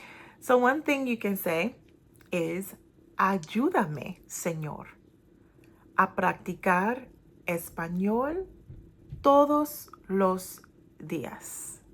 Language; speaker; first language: Spanish; non-native, fluent; English